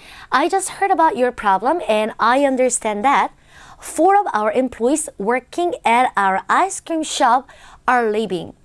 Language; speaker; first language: English; non-native, fluent; Korean